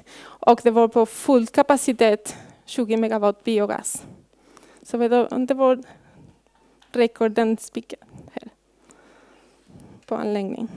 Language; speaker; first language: Swedish; non-native, fluent; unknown